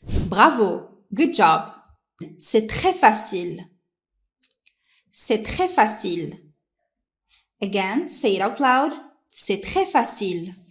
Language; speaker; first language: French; non-native, local second language; Arabic